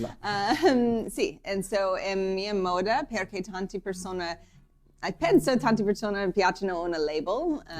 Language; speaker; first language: Italian; non-native, learner; English